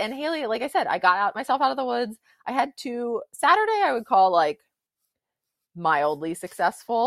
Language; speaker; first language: English; native; English